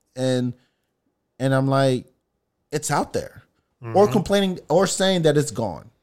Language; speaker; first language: English; non-native, fluent; French